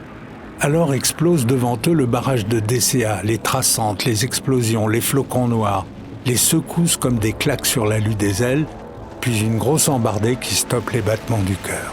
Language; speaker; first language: French; native; French